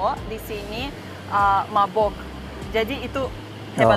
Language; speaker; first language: Indonesian; non-native, fluent; Russian